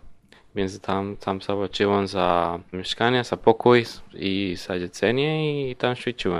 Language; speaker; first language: Polish; non-native, learner; Spanish